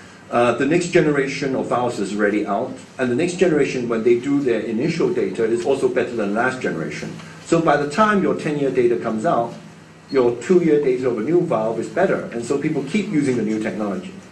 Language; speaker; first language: English; non-native, local second language; Cantonese